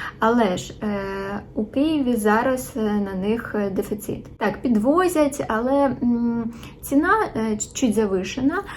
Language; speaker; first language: Ukrainian; non-native, local second language; Russian